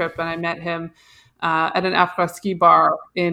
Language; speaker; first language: English; native; English